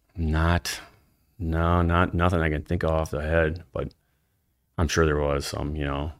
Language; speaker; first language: English; native; English